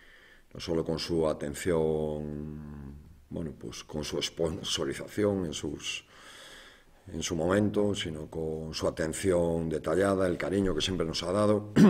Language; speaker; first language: Spanish; native; Spanish